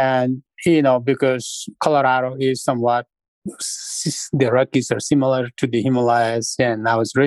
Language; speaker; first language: English; non-native, fluent; Sherpa